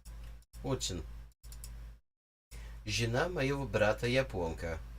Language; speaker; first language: Russian; non-native, learner; English